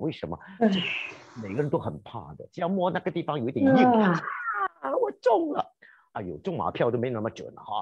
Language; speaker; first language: Chinese; native; Chinese